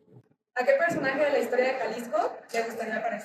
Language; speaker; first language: Spanish; native; Spanish